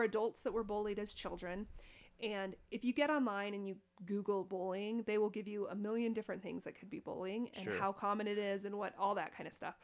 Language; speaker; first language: English; native; English